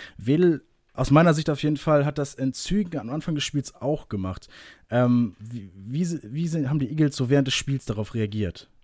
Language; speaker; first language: German; native; German